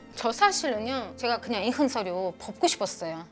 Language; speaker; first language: Korean; non-native, fluent; Uzbek